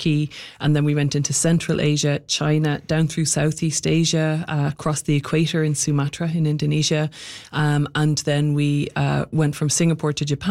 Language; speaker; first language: English; native; English